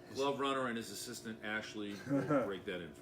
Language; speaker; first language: English; native; English